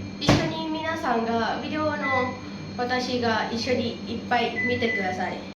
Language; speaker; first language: Japanese; non-native, learner; Thai